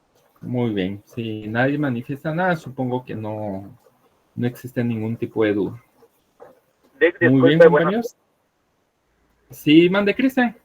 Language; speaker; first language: Spanish; native; Spanish